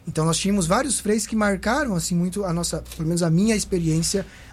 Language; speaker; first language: Portuguese; native; Portuguese